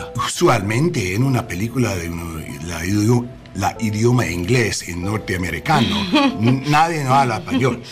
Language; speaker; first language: Spanish; non-native, learner; English